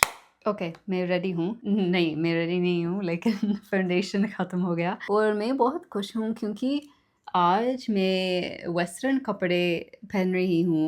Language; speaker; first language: Hindi; non-native, learner; English